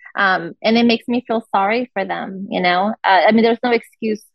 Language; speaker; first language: English; non-native, fluent; Portuguese